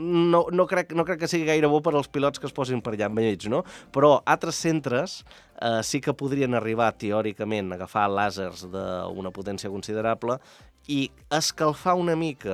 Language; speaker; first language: Catalan; native; Catalan